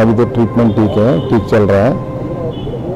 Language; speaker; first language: Hindi; non-native, local second language; Telugu